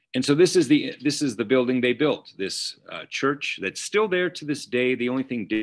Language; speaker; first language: English; native; English